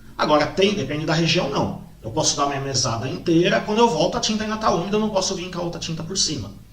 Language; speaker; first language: Portuguese; native; Portuguese